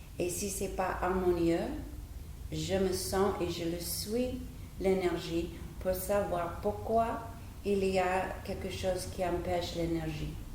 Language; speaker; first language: French; non-native, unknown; English